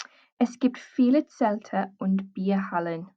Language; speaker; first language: German; non-native, fluent; English